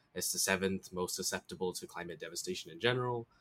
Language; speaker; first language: English; early bilingual, other home language; Bangla